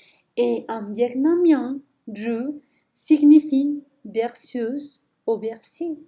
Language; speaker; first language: French; non-native, learner; Spanish